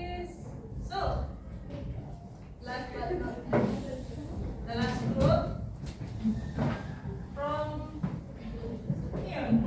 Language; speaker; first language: English; non-native, fluent; Indonesian